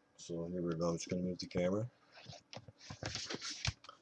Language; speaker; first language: English; native; English